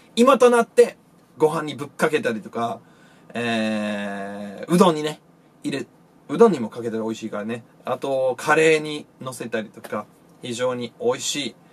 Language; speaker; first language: Japanese; non-native, fluent; English